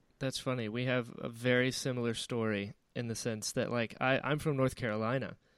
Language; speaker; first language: English; native; English